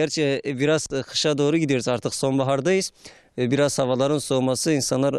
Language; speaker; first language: Turkish; native; Turkish